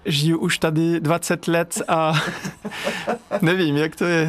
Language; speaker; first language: Czech; non-native, learner; French